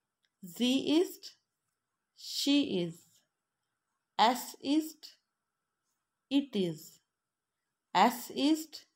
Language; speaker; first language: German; non-native, fluent; Urdu